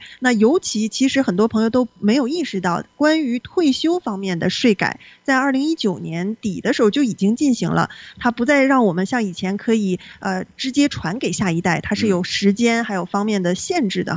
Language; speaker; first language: Chinese; native; Chinese